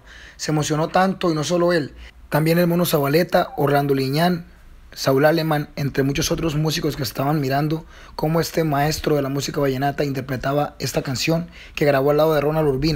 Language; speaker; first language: Spanish; native; Spanish